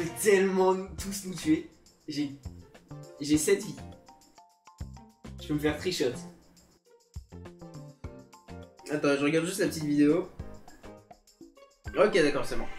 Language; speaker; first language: French; native; French